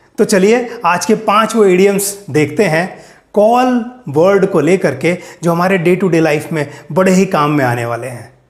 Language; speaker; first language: Hindi; native; Hindi